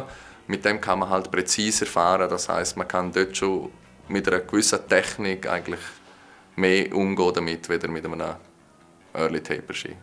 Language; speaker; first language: German; native; German